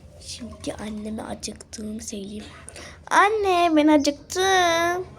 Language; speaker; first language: Turkish; early bilingual, other home language; Arabic